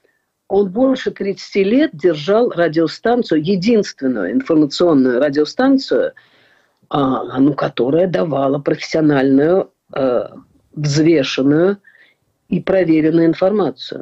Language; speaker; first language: Russian; native; Russian